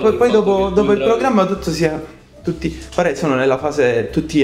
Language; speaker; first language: Italian; native; Italian